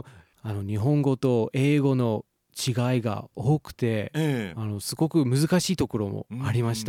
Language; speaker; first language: Japanese; non-native, fluent; English